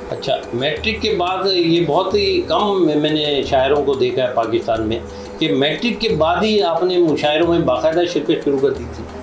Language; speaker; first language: Urdu; native; Urdu